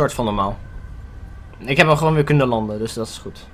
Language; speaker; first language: Dutch; native; Dutch